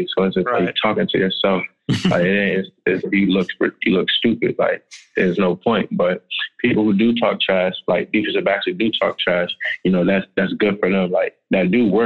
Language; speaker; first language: English; native; English